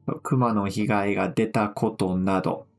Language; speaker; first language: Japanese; non-native, fluent; English